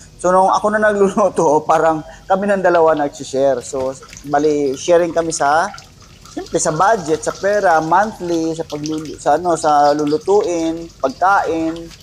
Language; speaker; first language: Filipino; non-native, local second language; Cebuano